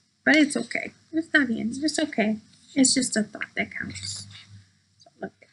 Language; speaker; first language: English; early bilingual, other home language; Spanish